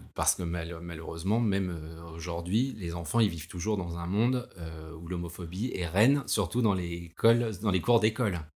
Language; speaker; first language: French; native; French